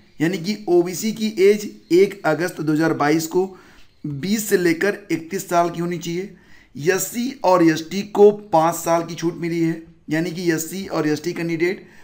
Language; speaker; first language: Hindi; native; Hindi